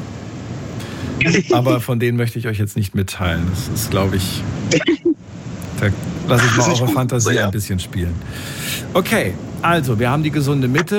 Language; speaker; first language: German; native; German